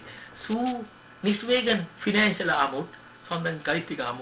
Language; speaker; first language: German; non-native, learner; Sinhala